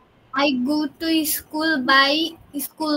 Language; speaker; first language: English; non-native, learner; Bangla